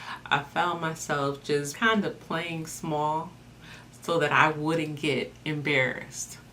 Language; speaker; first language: English; native; English